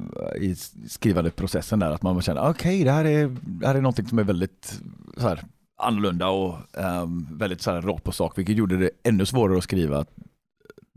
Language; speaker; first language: Swedish; native; Swedish